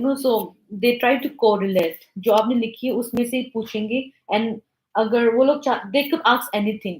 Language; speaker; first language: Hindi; non-native, local second language; Manipuri